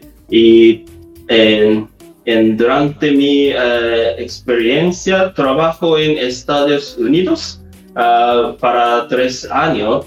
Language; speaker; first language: Spanish; non-native, learner; Japanese